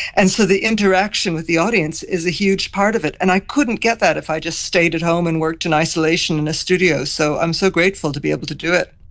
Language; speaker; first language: English; native; English